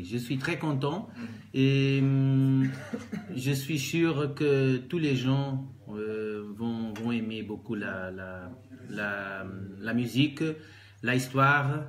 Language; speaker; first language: French; non-native, learner; Portuguese